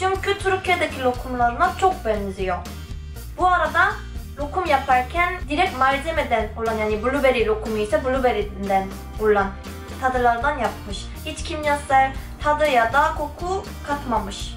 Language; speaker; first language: Turkish; non-native, fluent; Korean